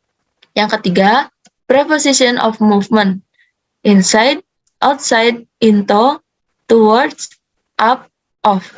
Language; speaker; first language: English; non-native, learner; Indonesian